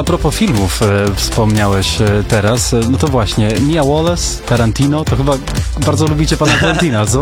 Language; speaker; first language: Polish; native; Polish